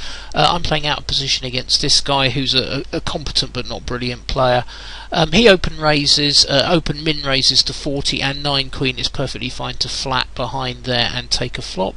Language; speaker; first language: English; native; English